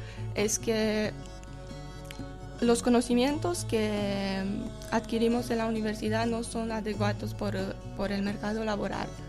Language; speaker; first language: Spanish; non-native, fluent; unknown